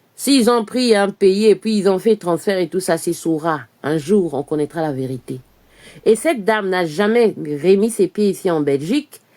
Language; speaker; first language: French; non-native, local second language; Lingala